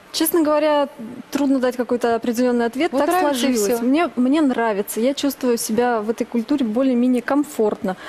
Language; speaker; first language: Russian; native; Russian